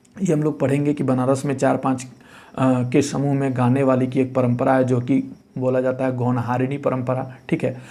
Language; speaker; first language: Hindi; native; Hindi